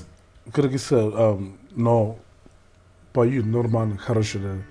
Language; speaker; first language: Russian; non-native, learner; English